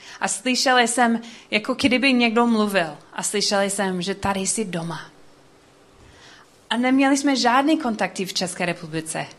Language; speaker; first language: Czech; non-native, learner; English